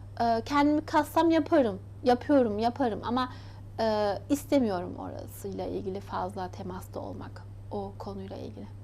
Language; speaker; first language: Turkish; early bilingual, heritage; Turkish